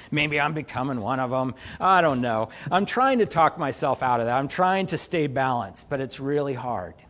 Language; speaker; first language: English; native; English